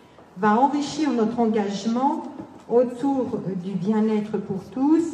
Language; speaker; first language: French; native; French